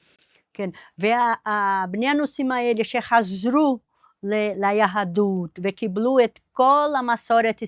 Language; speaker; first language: Hebrew; non-native, fluent; Portuguese